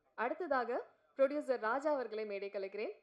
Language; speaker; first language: Tamil; native; Tamil